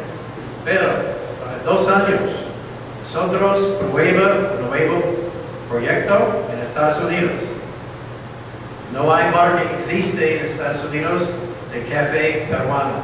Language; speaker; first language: Spanish; non-native, learner; English